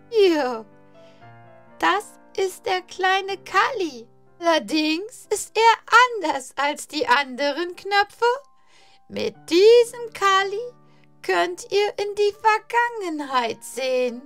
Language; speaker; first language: German; native; German